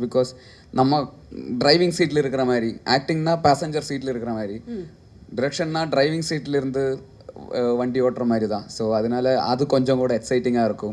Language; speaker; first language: Tamil; non-native, learner; Malayalam